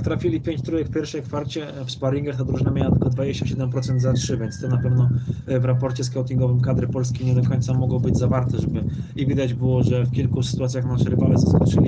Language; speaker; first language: Polish; native; Polish